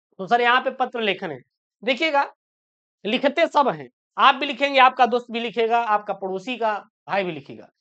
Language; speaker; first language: Hindi; native; Hindi